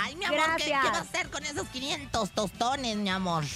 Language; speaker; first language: Spanish; native; Spanish